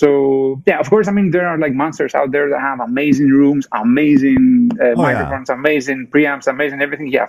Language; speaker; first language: English; non-native, fluent; Greek